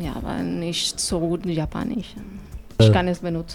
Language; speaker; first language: German; non-native, fluent; Spanish